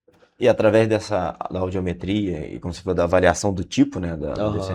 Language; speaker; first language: Portuguese; native; Portuguese